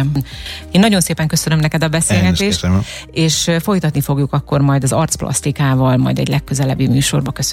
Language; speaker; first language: Hungarian; native; Hungarian